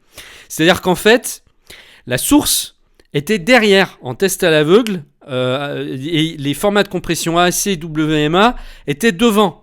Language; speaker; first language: French; native; French